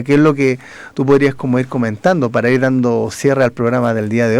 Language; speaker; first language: Spanish; native; Spanish